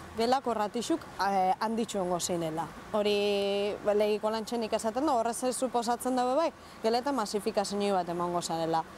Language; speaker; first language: Basque; native; Basque